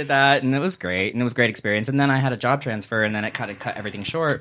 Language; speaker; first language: English; native; English